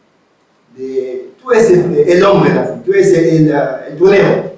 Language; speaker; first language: Spanish; non-native, fluent; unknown